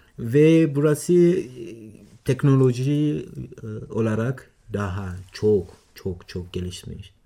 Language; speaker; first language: Turkish; non-native, learner; Swahili